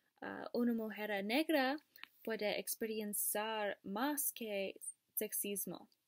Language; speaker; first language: Spanish; non-native, learner; English